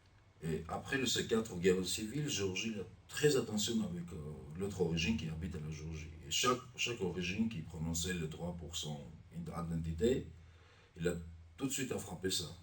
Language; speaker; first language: French; non-native, learner; Armenian